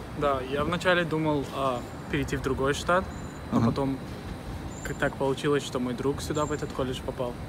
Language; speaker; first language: Russian; non-native, local second language; Tajik